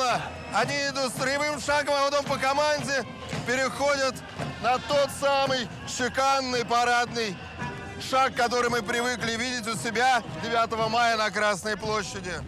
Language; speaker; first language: Russian; native; Russian